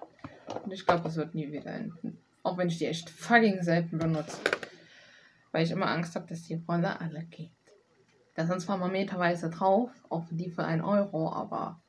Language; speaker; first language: German; native; German